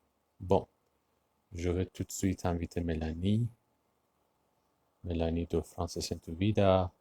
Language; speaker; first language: French; non-native, fluent; Persian